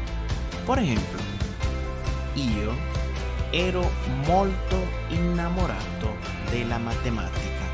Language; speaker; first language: Italian; non-native, fluent; Spanish